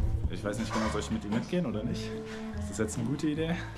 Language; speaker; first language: German; native; German